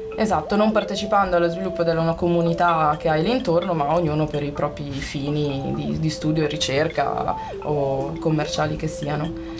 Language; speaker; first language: Italian; native; Italian